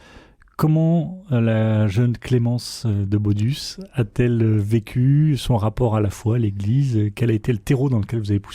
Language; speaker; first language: French; native; French